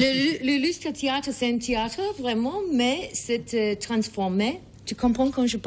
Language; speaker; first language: French; non-native, learner; English